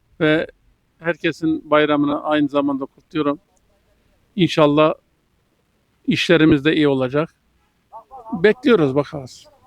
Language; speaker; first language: Turkish; native; Turkish